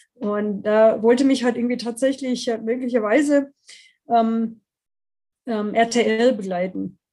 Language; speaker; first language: German; non-native, fluent; English